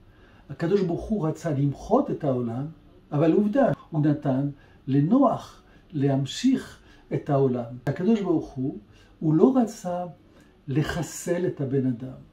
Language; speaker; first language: Hebrew; non-native, fluent; French